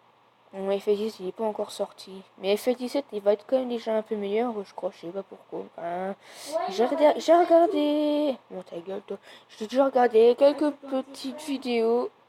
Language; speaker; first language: French; native; French